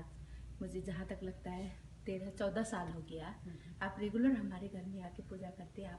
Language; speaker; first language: Hindi; native; Hindi